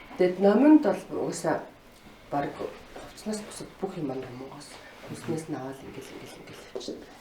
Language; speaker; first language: Mongolian; native; Mongolian